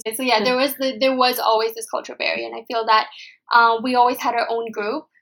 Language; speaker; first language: English; non-native, local second language; Nepali